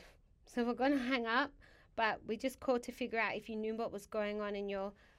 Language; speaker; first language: English; native; English